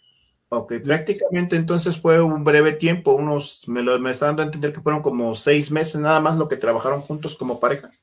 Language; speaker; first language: Spanish; native; Spanish